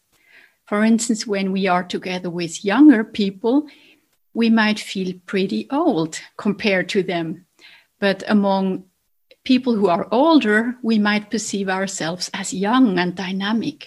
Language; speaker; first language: English; non-native, fluent; German